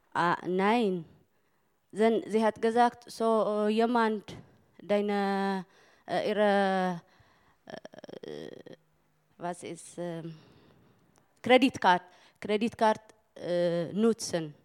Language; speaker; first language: German; non-native, learner; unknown